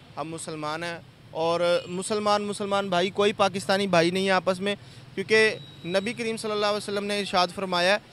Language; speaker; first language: Urdu; non-native, local second language; Punjabi